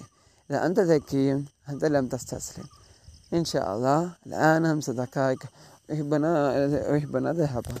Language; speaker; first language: Arabic; non-native, learner; Malay